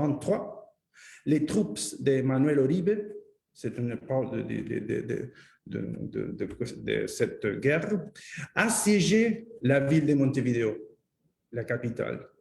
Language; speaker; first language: French; non-native, fluent; Spanish